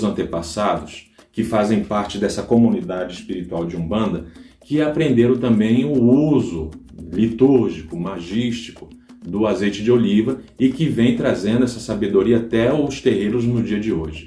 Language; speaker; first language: Portuguese; native; Portuguese